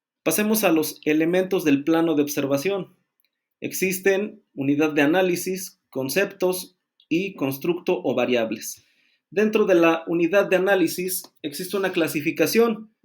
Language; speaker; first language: Spanish; native; Spanish